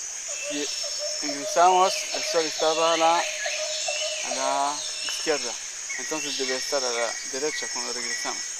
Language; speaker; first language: Spanish; non-native, fluent; French